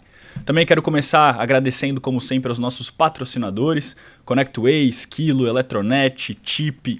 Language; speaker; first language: Portuguese; native; Portuguese